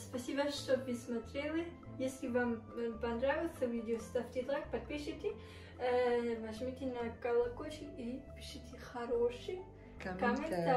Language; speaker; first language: Russian; early bilingual, heritage; Russian